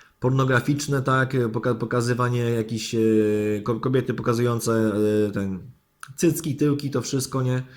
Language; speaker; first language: Polish; native; Polish